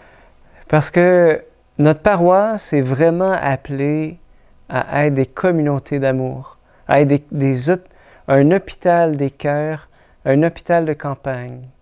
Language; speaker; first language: French; native; French